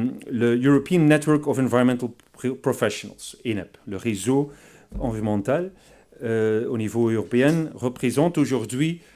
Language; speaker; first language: French; non-native, fluent; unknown